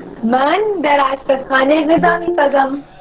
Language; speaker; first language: Persian; non-native, learner; Urdu